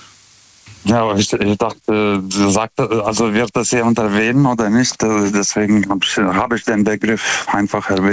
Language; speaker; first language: German; native; German